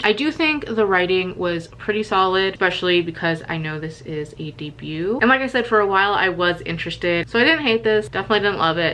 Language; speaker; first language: English; native; English